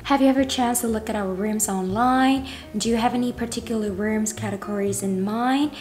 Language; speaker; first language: English; non-native, fluent; Vietnamese